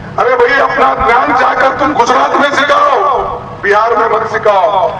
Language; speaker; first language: Hindi; non-native, local second language; Kannada